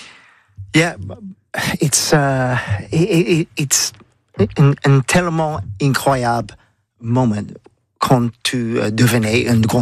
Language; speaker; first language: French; non-native, learner; English